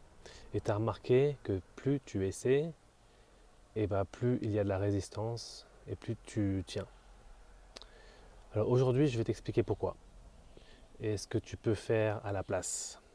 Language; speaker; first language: French; native; French